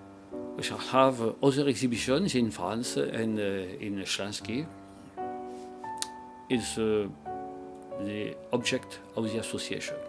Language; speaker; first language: English; non-native, learner; French